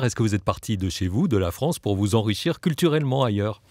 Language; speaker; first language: French; native; French